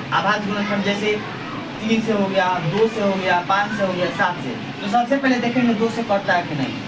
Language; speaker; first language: Hindi; native; Hindi